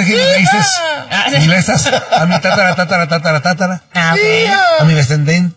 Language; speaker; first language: Spanish; native; Spanish